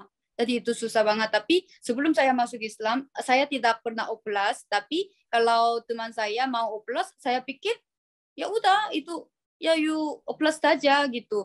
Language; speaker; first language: Indonesian; non-native, learner; Korean